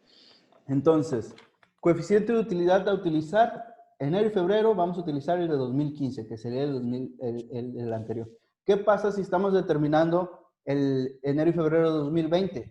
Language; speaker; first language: Spanish; native; Spanish